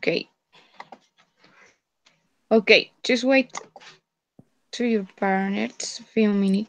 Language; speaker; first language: English; non-native, fluent; Spanish